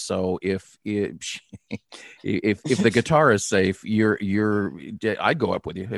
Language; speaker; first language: English; native; English